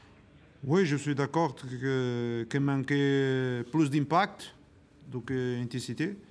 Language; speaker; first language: French; non-native, learner; Portuguese